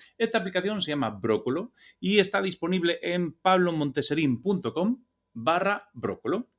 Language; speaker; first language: Spanish; native; Spanish